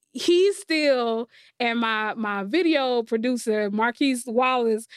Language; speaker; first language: English; native; English